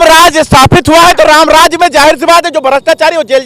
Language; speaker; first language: Hindi; native; Hindi